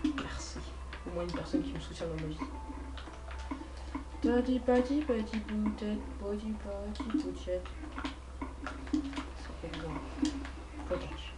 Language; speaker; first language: French; native; French